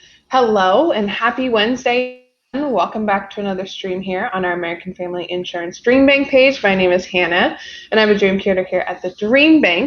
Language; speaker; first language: English; native; English